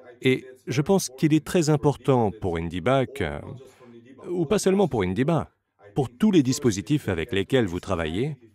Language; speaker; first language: French; non-native, fluent; Slovenian